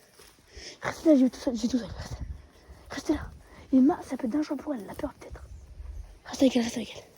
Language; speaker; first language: French; native; French